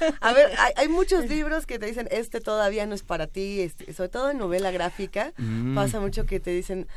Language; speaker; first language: Spanish; native; Spanish